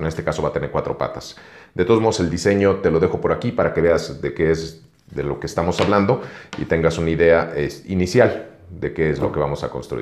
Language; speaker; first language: Spanish; native; Spanish